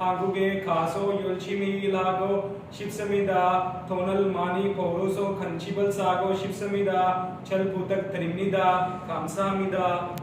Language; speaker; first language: Korean; non-native, learner; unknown